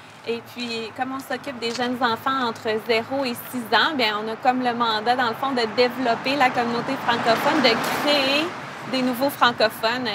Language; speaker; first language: French; native; French